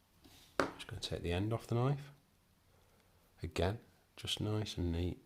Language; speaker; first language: English; native; English